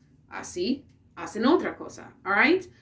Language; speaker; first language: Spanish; non-native, learner; English